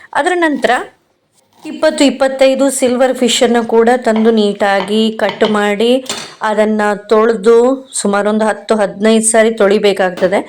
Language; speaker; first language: Kannada; non-native, local second language; Konkani